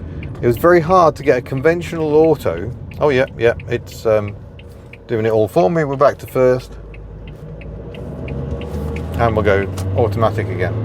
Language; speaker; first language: English; native; English